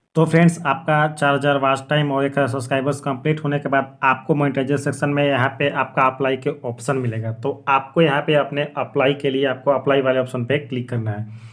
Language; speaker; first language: Hindi; native; Hindi